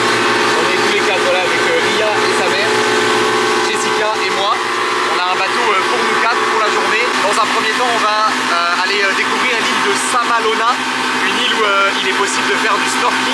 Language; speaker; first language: French; native; French